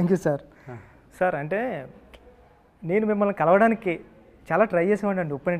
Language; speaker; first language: Telugu; native; Telugu